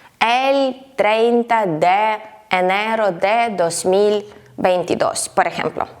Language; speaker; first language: Spanish; non-native, fluent; Ukrainian